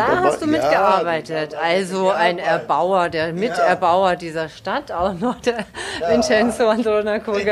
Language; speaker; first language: German; native; German